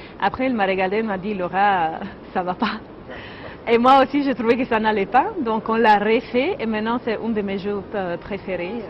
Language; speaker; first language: French; non-native, fluent; Italian